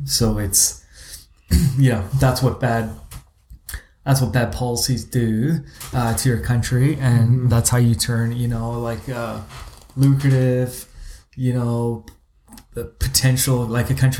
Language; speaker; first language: English; native; English